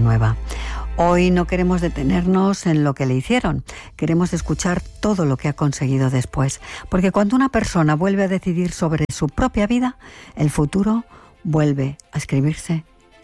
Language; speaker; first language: Spanish; native; Spanish